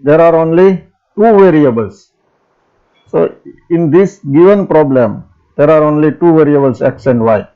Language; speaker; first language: English; non-native, local second language; Gujarati